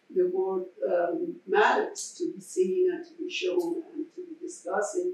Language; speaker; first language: English; non-native, fluent; Persian